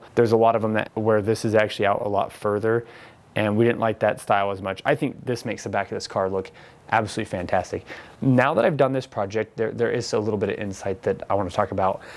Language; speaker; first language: English; native; English